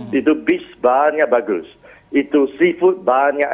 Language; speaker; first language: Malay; non-native, local second language; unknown